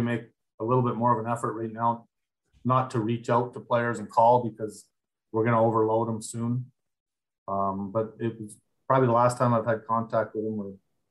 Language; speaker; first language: English; native; English